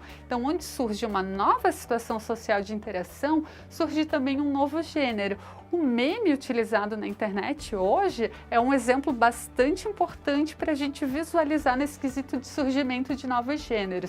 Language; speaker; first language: Portuguese; native; Portuguese